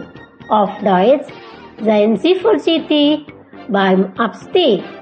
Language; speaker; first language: German; non-native, fluent; Indonesian